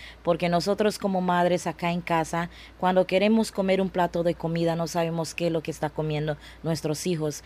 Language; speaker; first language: Spanish; non-native, local second language; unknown